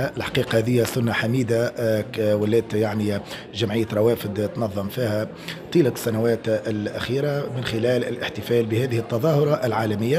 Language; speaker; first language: Arabic; native; Arabic